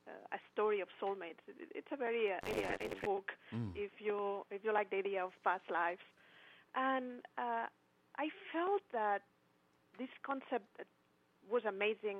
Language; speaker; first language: English; non-native, fluent; Spanish